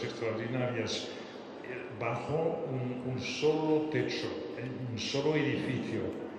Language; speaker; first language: Spanish; non-native, fluent; French